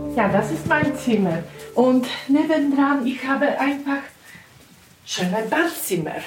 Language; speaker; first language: German; non-native, learner; Polish